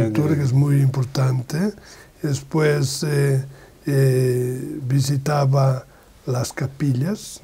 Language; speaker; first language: Spanish; non-native, learner; Portuguese